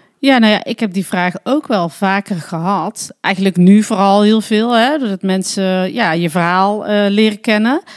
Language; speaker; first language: Dutch; native; Dutch